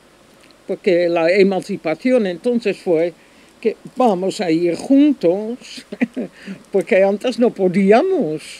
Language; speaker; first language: Spanish; non-native, fluent; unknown